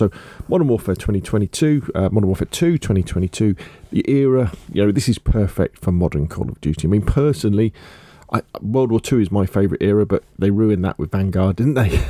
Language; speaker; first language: English; native; English